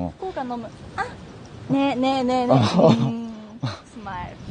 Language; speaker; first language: Korean; non-native, learner; Japanese